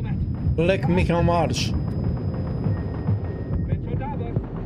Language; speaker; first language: German; non-native, fluent; Romanian